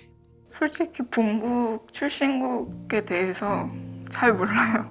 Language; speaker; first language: Korean; early bilingual, other home language; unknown